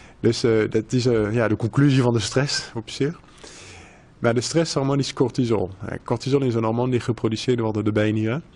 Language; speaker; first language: Dutch; non-native, fluent; French